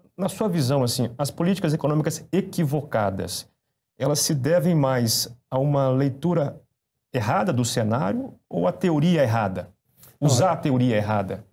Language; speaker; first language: Portuguese; native; Portuguese